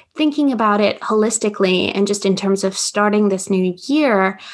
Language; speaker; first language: English; non-native, fluent; Latvian